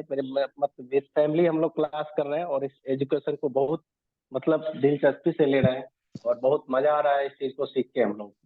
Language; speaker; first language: Hindi; native; Hindi